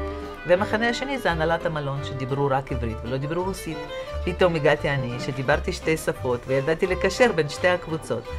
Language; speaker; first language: Hebrew; non-native, fluent; Russian